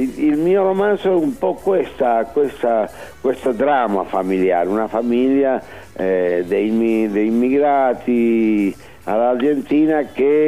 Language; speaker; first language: Italian; early bilingual, heritage; Spanish